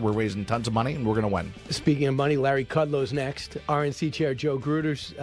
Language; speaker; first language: English; native; English